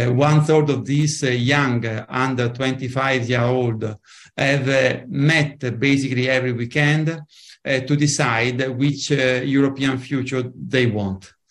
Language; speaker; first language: English; non-native, fluent; Italian